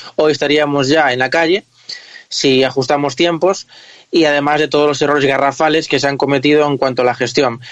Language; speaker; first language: Spanish; native; Spanish